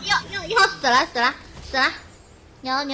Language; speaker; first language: Chinese; native; Chinese